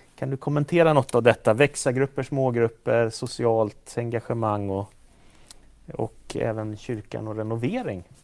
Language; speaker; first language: Swedish; native; Swedish